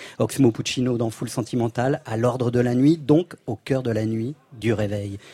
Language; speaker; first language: French; native; French